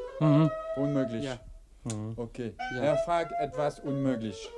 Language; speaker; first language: German; non-native, learner; French